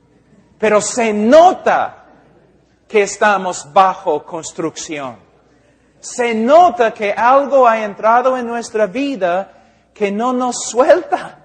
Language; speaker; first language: Spanish; non-native, fluent; English